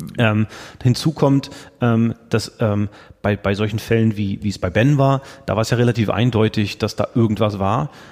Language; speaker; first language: German; native; German